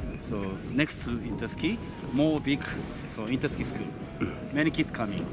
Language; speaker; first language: English; non-native, learner; Japanese